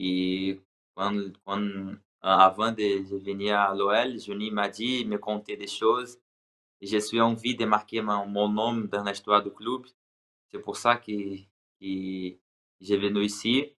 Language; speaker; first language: French; non-native, learner; Portuguese